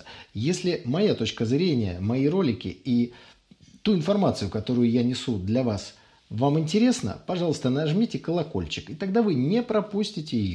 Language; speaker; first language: Russian; native; Russian